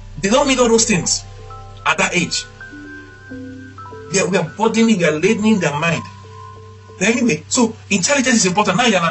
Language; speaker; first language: English; non-native, local second language; Igbo